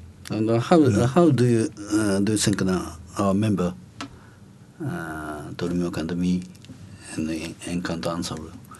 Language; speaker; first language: English; non-native, learner; Japanese